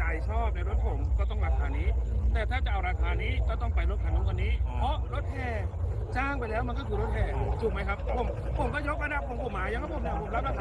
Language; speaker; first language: Thai; native; Thai